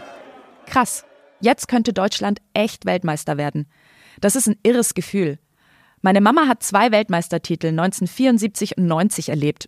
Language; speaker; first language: German; native; German